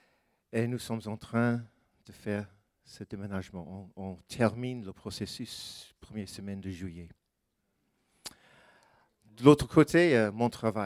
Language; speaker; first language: French; non-native, fluent; English